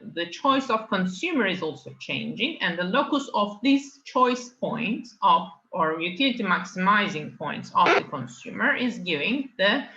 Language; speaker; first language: English; non-native, fluent; Turkish